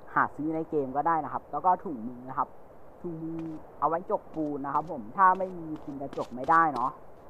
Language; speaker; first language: Thai; native; Thai